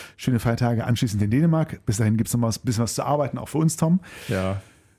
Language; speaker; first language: German; native; German